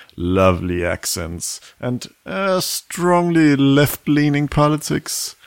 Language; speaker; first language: English; non-native, fluent; Danish